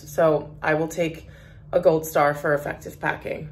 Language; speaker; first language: English; native; English